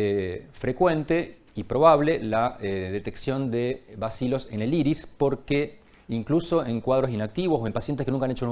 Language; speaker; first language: Spanish; native; Spanish